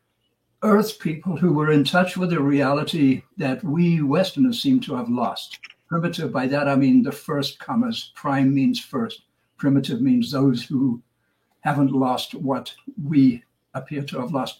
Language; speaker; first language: English; native; English